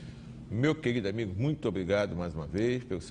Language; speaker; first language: Portuguese; native; Portuguese